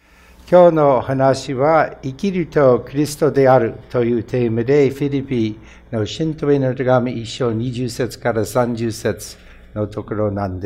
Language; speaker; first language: Japanese; non-native, fluent; English